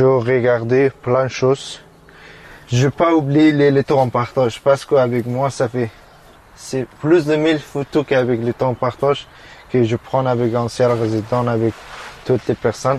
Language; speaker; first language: French; non-native, learner; Persian